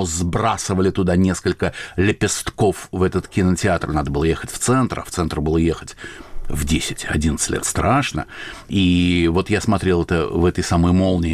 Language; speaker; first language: Russian; native; Russian